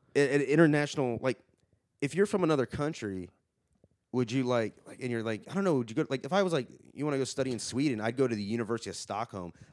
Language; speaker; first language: English; native; English